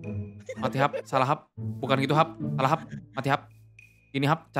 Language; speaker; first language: Indonesian; native; Indonesian